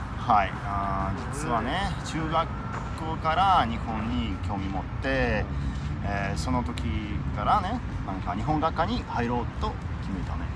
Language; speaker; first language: Japanese; non-native, fluent; Polish